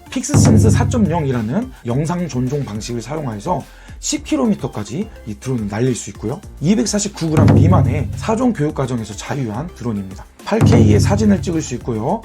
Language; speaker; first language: Korean; native; Korean